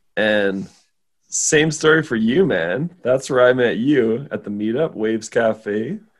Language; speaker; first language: English; native; English